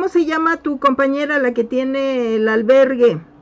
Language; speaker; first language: Spanish; native; Spanish